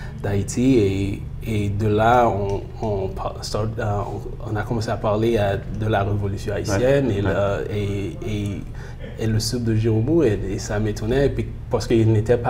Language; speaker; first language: French; early bilingual, heritage; French